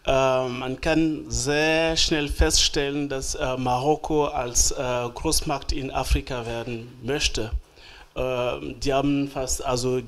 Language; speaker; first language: German; non-native, fluent; French